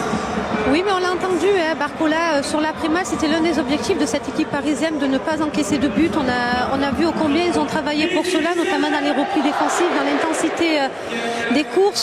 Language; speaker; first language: French; native; French